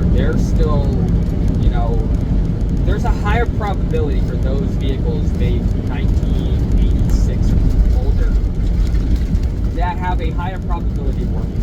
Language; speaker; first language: English; native; English